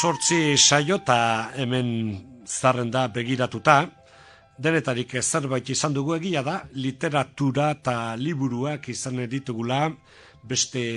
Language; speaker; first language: Basque; native; Basque